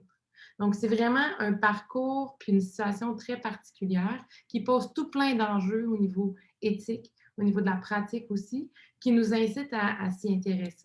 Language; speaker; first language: French; native; French